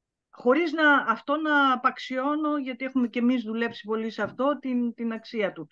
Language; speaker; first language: Greek; native; Greek